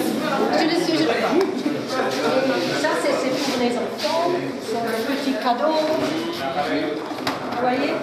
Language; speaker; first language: French; non-native, learner; German